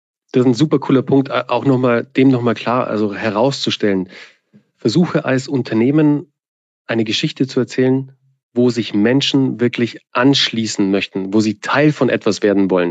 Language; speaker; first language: German; native; German